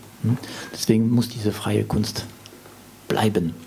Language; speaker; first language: German; non-native, fluent; French